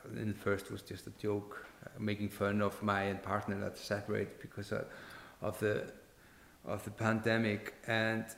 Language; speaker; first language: English; non-native, fluent; Icelandic